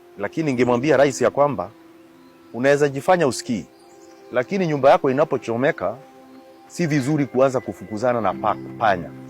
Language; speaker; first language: Swahili; non-native, local second language; Kikuyu